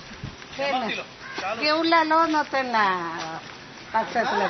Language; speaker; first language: Hebrew; non-native, fluent; Malayalam